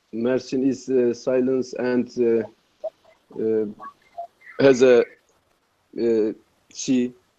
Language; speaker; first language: English; non-native, learner; Turkish